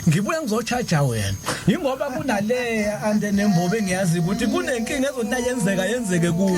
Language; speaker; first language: Zulu; native; Zulu